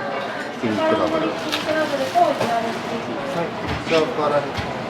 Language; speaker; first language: Japanese; native; Japanese